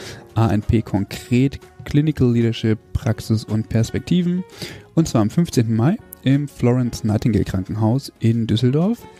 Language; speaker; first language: German; native; German